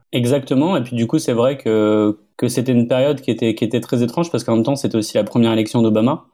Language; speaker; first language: French; early bilingual, other home language; Arabic